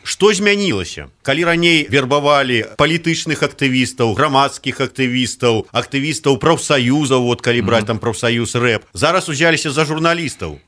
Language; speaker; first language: Belarusian; native; Belarusian